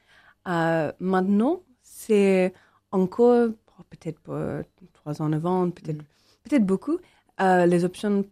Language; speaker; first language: French; non-native, learner; English